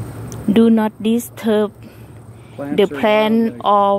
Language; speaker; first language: English; non-native, learner; Thai